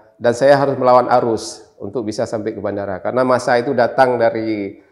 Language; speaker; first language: Indonesian; native; Indonesian